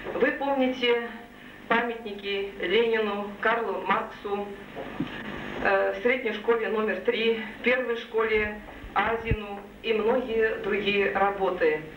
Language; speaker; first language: Russian; non-native, local second language; Tatar